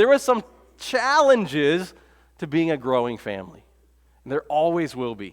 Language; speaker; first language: English; native; English